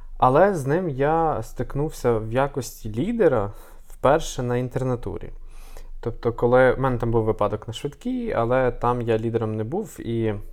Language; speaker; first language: Ukrainian; native; Ukrainian